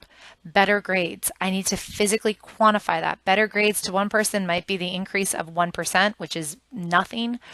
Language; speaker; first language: English; native; English